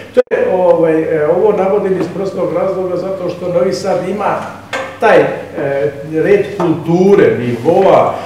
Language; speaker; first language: Serbian; non-native, local second language; Albanian